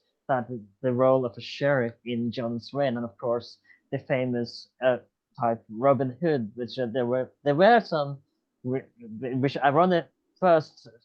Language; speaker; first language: English; non-native, fluent; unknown